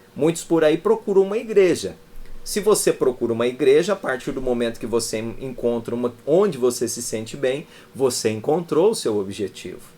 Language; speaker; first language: Portuguese; native; Portuguese